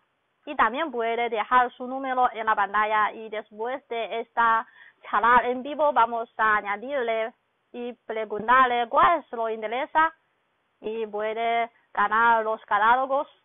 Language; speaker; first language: Spanish; non-native, learner; Chinese